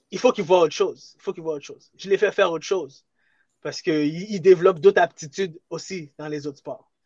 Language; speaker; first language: French; early bilingual, other home language; Haitian Creole